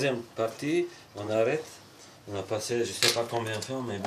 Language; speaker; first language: French; non-native, fluent; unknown